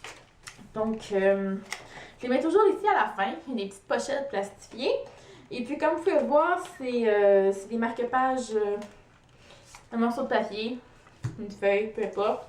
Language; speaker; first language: French; native; French